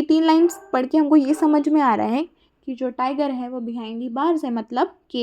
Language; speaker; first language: Hindi; native; Hindi